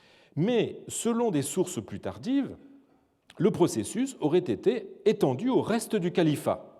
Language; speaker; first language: French; native; French